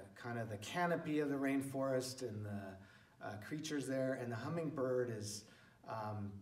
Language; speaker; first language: English; native; English